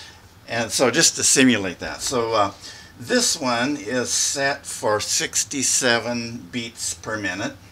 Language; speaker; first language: English; native; English